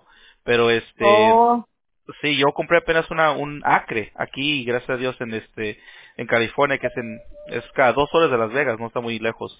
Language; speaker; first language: Spanish; early bilingual, heritage; Spanish